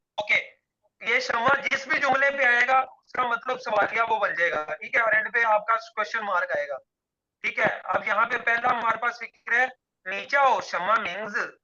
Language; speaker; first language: Urdu; non-native, local second language; Punjabi